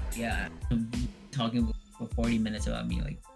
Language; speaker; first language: English; early bilingual, other home language; Hindi